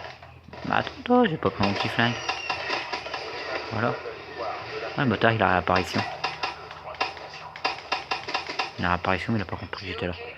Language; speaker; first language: French; native; French